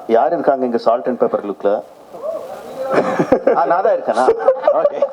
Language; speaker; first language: Tamil; non-native, local second language; Telugu